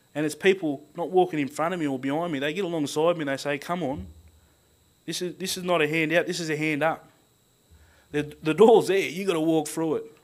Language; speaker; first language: English; native; English